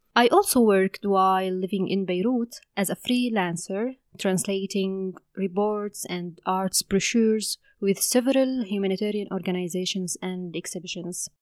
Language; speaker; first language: English; non-native, fluent; Arabic